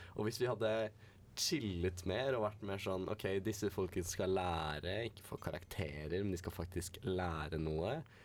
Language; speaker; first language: Norwegian; native; Norwegian